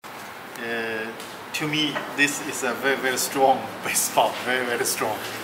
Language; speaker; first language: English; non-native, fluent; Chinese